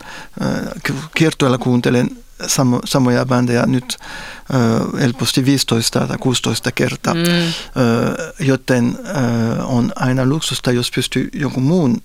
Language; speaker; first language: Finnish; non-native, fluent; French